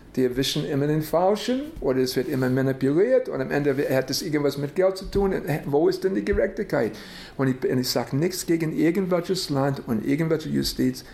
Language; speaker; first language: German; non-native, fluent; English